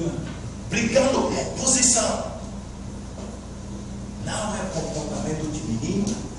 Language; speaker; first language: Portuguese; non-native, fluent; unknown